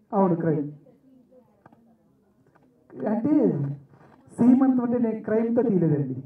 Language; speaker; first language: Telugu; native; Telugu